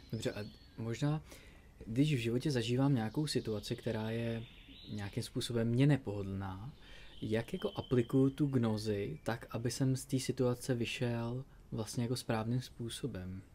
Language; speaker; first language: Czech; native; Czech